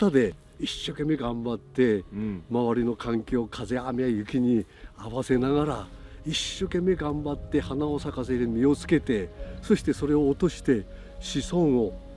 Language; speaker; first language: Japanese; native; Japanese